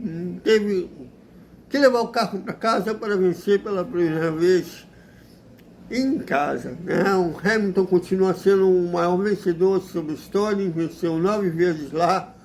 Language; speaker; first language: Portuguese; native; Portuguese